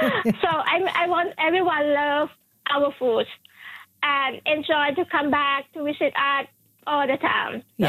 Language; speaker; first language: English; non-native, fluent; Thai